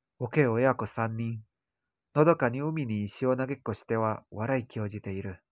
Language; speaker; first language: Japanese; non-native, learner; Indonesian